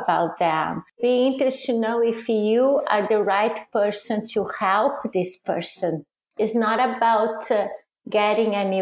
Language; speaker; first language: English; non-native, fluent; Portuguese